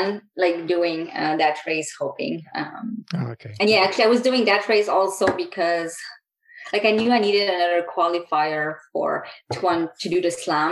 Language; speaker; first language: English; native; English